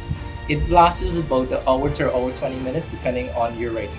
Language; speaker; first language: English; native; English